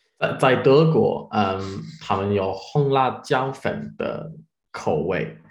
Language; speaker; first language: Chinese; non-native, learner; English